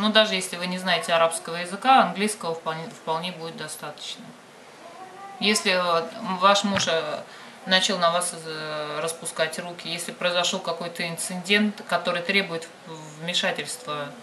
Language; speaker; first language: Russian; native; Russian